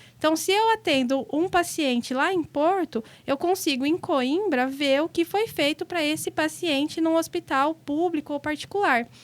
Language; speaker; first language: Portuguese; native; Portuguese